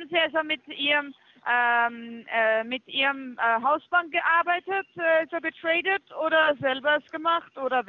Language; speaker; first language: German; non-native, fluent; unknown